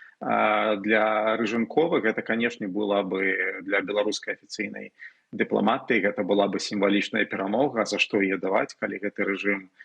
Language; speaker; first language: Belarusian; non-native, local second language; Russian